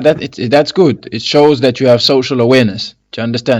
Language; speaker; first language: English; non-native, fluent; Lingala